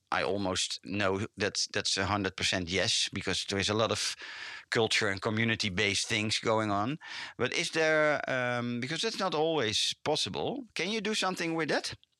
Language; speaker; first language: English; non-native, fluent; Dutch